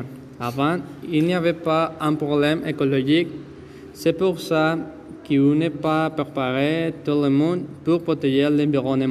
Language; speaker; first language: French; non-native, learner; Spanish